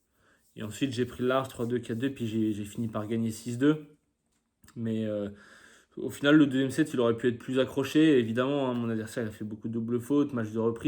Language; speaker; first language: French; native; French